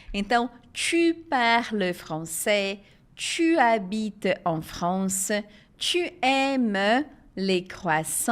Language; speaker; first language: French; non-native, fluent; Portuguese